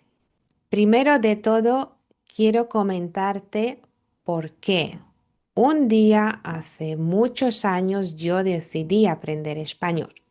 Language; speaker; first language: Spanish; non-native, fluent; Lithuanian